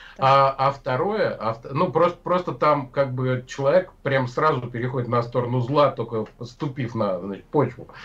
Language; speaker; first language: Russian; native; Russian